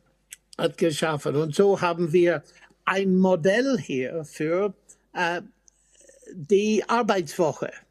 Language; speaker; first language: German; non-native, fluent; English